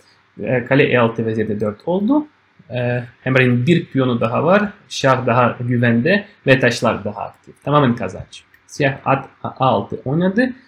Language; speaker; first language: Turkish; non-native, fluent; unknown